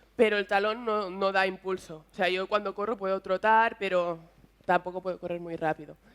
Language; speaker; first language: Spanish; native; Spanish